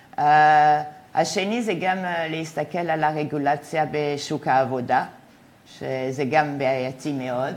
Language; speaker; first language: Hebrew; non-native, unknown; French